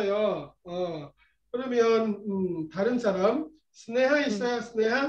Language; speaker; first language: Korean; non-native, learner; Bangla